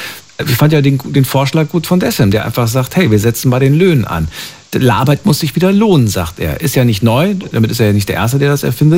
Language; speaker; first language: German; native; German